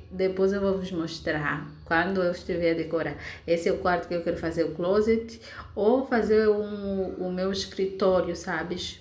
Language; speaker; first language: Portuguese; native; Portuguese